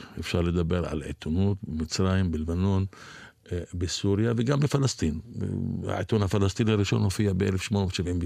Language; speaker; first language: Hebrew; non-native, local second language; Arabic